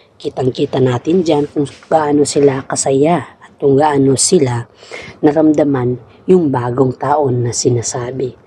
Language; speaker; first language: Filipino; native; Filipino